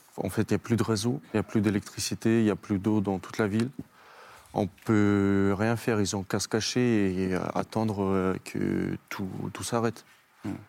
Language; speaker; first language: French; non-native, fluent; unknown